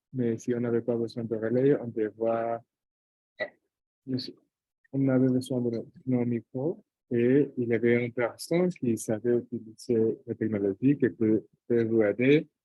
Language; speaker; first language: French; non-native, fluent; Portuguese